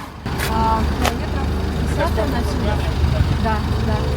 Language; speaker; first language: Russian; native; Russian